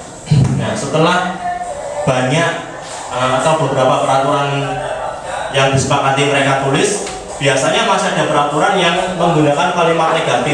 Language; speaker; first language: Indonesian; native; Indonesian